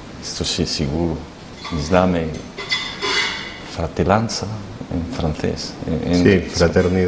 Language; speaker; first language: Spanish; non-native, learner; Arabic